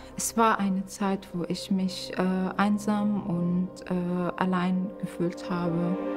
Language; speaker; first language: German; non-native, fluent; Arabic